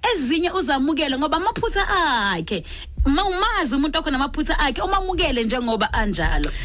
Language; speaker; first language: Zulu; non-native, local second language; Swati